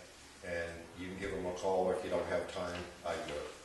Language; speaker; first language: English; native; English